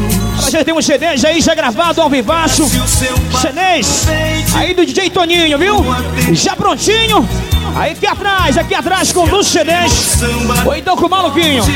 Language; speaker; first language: Portuguese; native; Portuguese